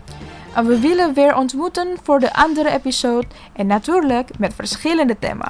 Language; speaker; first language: Dutch; non-native, learner; Indonesian